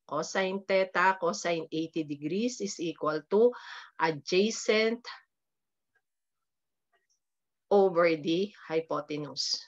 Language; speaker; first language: English; non-native, local second language; Filipino